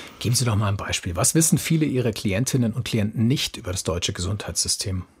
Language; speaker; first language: German; native; German